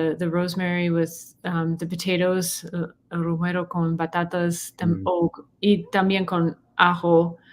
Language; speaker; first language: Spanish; non-native, fluent; English